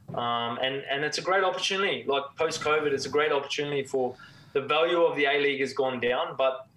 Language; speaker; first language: English; native; English